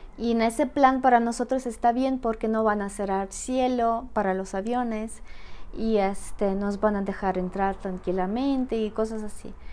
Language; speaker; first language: Spanish; non-native, fluent; Russian